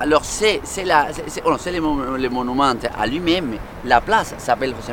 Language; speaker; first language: French; non-native, fluent; Spanish